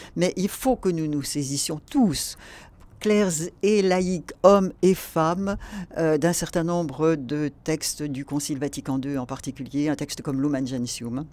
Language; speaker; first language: French; native; French